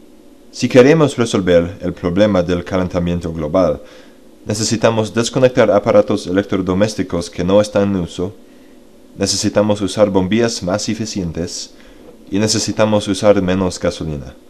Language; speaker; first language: Spanish; non-native, learner; English